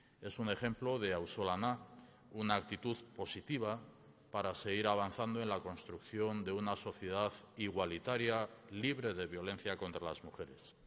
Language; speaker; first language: Spanish; native; Spanish